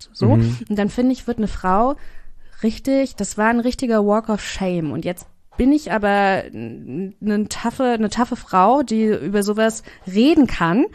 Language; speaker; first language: German; native; German